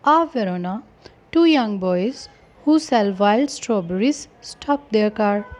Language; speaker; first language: English; non-native, local second language; Punjabi